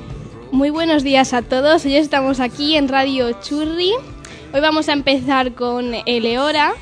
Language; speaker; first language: Spanish; native; Spanish